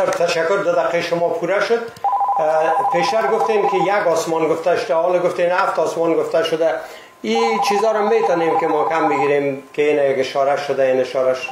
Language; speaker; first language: Persian; native; Persian